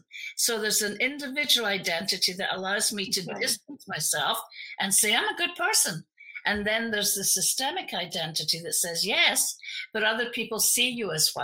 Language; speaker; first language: English; native; English